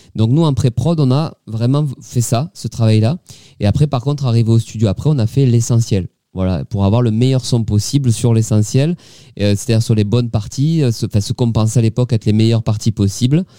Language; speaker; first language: French; native; French